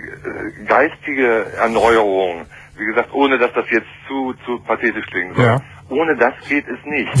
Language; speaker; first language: German; native; German